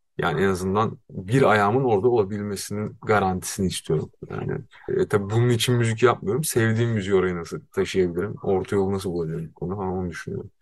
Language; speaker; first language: Turkish; native; Turkish